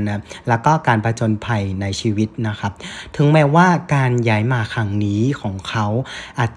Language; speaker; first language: Thai; non-native, fluent; Vietnamese